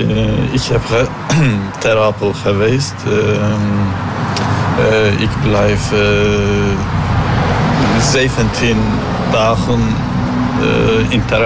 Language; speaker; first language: Dutch; non-native, learner; Turkish